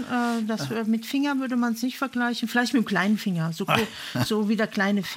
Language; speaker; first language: German; native; German